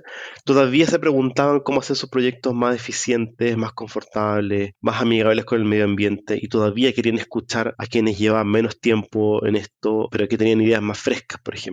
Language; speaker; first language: Spanish; native; Spanish